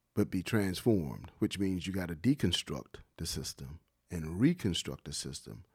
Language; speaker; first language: English; native; English